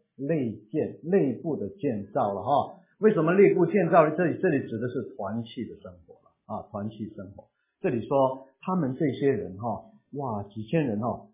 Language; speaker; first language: Chinese; non-native, local second language; Cantonese